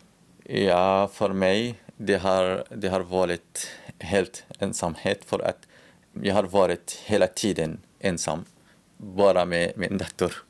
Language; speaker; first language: Swedish; non-native, learner; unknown